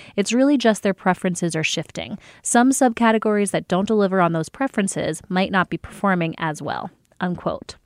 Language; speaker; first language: English; native; English